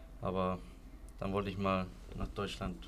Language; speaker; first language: German; non-native, fluent; Icelandic